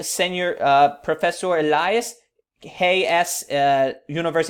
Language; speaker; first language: Spanish; non-native, learner; English